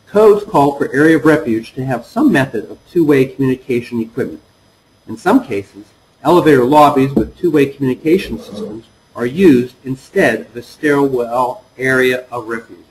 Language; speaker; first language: English; native; English